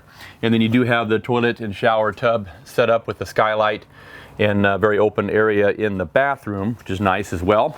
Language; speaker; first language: English; native; English